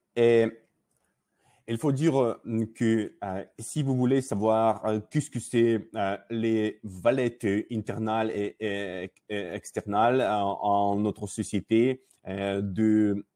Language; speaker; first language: French; non-native, learner; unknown